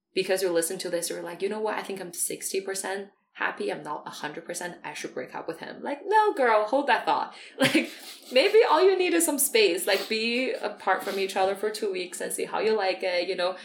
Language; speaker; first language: English; non-native, fluent; Chinese